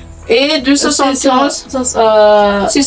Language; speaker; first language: French; non-native, local second language; Malagasy